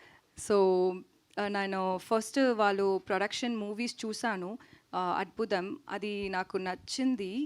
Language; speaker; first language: Telugu; non-native, local second language; Tamil